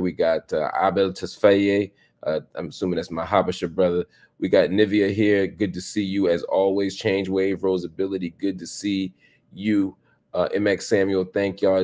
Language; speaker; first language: English; native; English